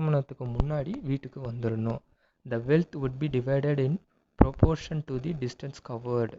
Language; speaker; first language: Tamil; native; Tamil